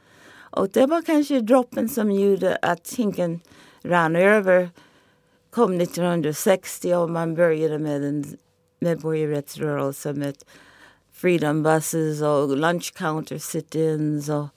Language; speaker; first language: Swedish; non-native, fluent; English